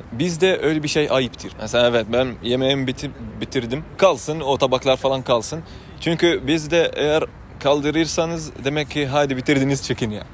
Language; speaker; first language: Turkish; non-native, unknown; Arabic